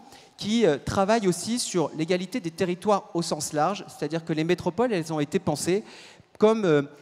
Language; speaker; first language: French; native; French